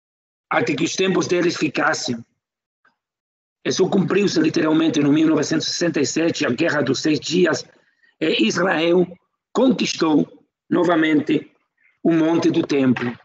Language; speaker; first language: Portuguese; non-native, fluent; Spanish